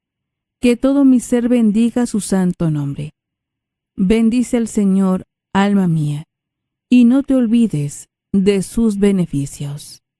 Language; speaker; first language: Spanish; native; Spanish